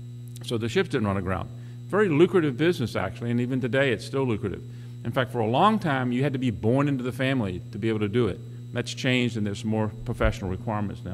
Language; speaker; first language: English; native; English